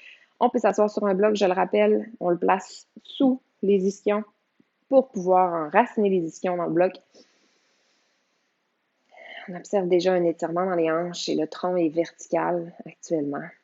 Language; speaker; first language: French; native; French